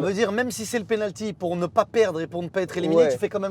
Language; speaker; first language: French; native; French